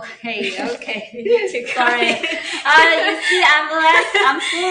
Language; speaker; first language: English; non-native, learner; Chinese